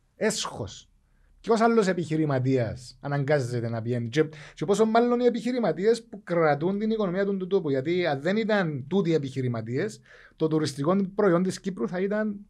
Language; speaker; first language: Greek; native; Greek